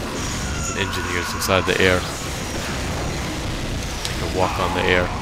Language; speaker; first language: English; native; English